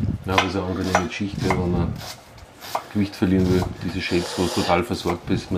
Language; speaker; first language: German; native; German